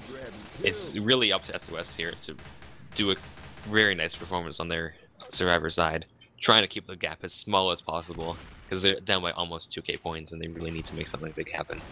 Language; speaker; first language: English; native; English